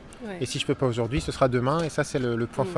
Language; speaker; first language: French; native; French